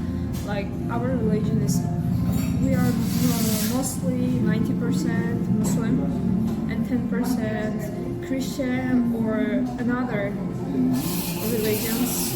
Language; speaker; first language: English; non-native, learner; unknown